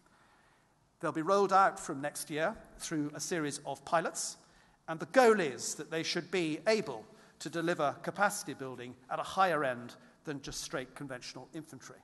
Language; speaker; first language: English; native; English